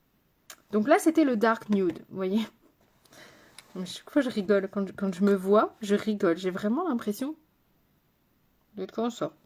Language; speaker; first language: French; native; French